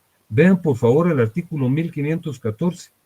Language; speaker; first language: Spanish; native; Spanish